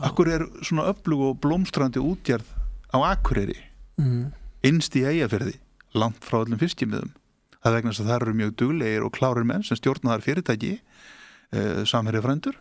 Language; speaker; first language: Icelandic; native; Icelandic